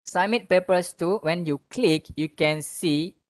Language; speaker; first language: English; non-native, local second language; Malay